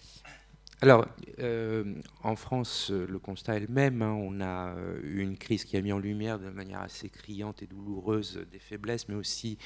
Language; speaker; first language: French; native; French